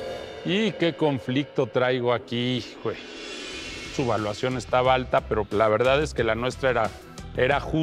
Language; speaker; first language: Spanish; native; Spanish